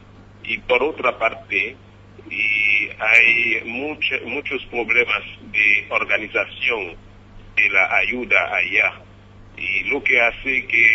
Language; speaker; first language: Spanish; non-native, fluent; Haitian Creole